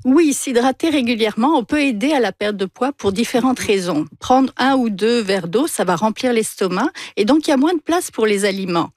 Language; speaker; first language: French; native; French